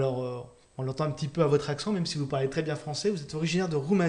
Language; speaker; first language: French; native; French